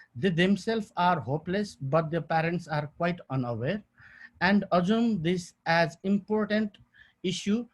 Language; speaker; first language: English; non-native, local second language; Nepali